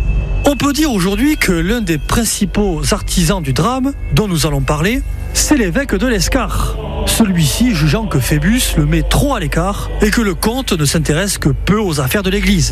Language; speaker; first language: French; native; French